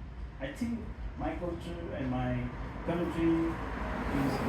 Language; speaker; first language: English; non-native, learner; Nepali